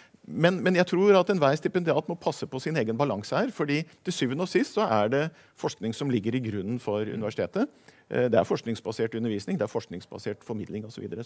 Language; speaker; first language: Norwegian; native; Norwegian